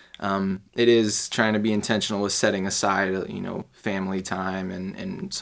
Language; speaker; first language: English; native; English